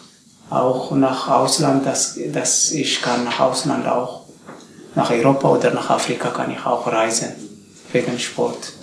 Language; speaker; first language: German; non-native, learner; Tigrinya